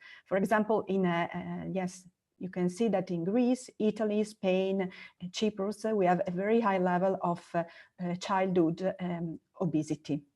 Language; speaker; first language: English; non-native, learner; Italian